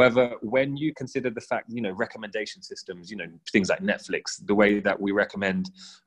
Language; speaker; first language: English; native; English